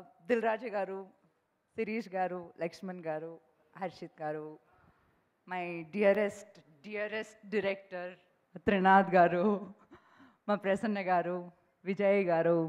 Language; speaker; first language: Telugu; non-native, local second language; Malayalam